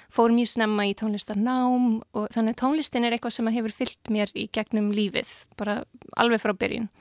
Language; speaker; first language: Icelandic; non-native, fluent; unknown